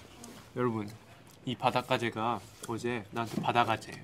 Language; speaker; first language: Korean; native; Korean